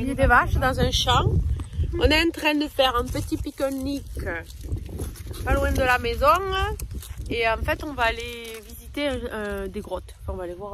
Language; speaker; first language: French; native; French